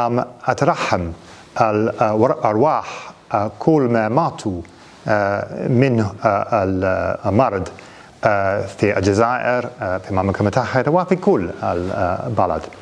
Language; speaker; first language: Arabic; non-native, fluent; English